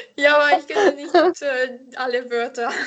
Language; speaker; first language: German; non-native, learner; Italian